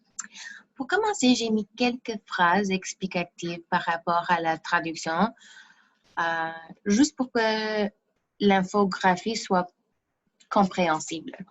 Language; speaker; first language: French; non-native, fluent; English